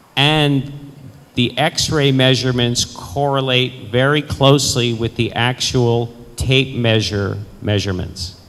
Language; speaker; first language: English; native; English